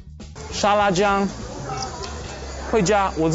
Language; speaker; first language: Chinese; non-native, fluent; English